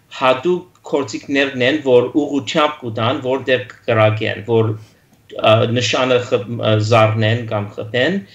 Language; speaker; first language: Armenian; early bilingual, heritage; Armenian